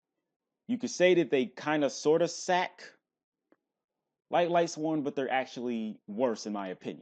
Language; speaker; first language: English; native; English